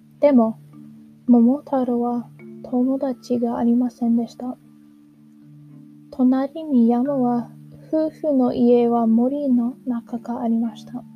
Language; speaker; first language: Japanese; non-native, learner; English